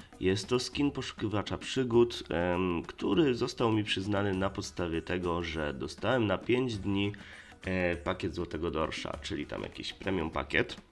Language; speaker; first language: Polish; native; Polish